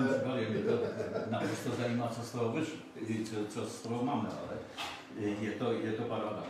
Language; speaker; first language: Czech; non-native, fluent; Polish